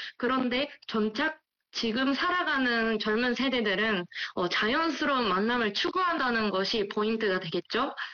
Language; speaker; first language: Korean; non-native, fluent; Japanese